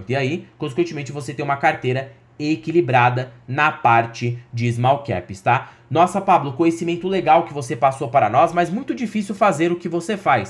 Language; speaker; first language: Portuguese; native; Portuguese